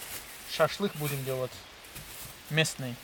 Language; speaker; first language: Russian; non-native, local second language; Lezghian